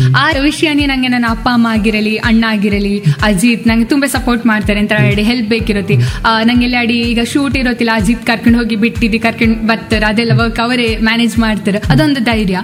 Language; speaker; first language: Kannada; non-native, local second language; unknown